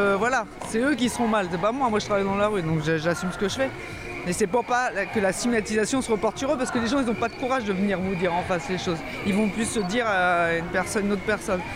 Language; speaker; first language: French; native; French